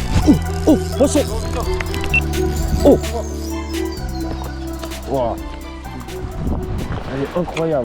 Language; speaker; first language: French; native; French